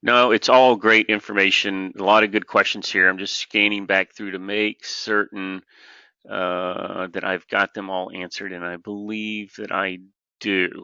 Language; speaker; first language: English; native; English